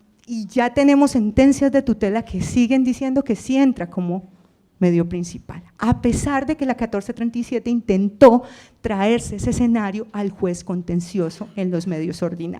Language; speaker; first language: Spanish; native; Spanish